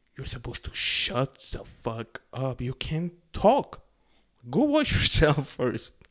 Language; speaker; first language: English; non-native, fluent; Arabic